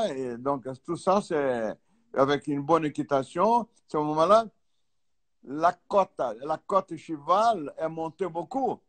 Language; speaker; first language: French; non-native, fluent; Portuguese